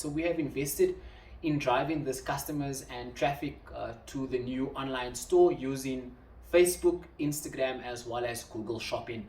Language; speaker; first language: English; non-native, local second language; Afrikaans